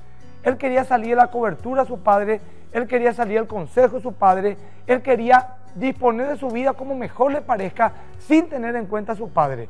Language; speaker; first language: Spanish; native; Spanish